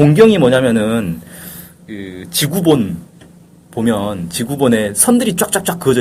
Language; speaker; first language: Korean; native; Korean